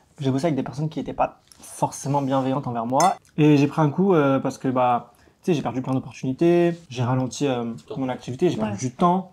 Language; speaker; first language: French; early bilingual, other home language; Arabic